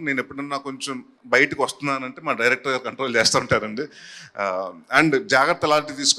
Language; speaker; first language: Telugu; native; Telugu